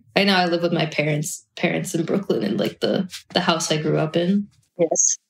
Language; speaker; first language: English; native; English